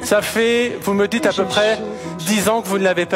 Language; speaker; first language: French; native; French